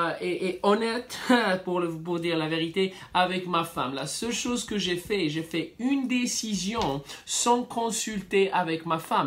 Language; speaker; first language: French; non-native, fluent; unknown